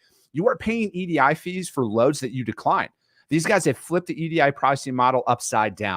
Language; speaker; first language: English; native; English